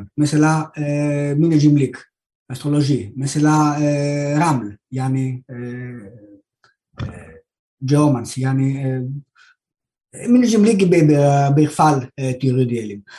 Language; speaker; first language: Turkish; non-native, learner; Greek